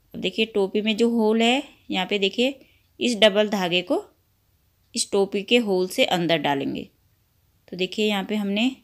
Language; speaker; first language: Hindi; native; Hindi